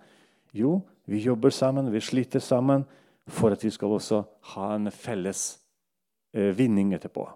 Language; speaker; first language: Norwegian; non-native, local second language; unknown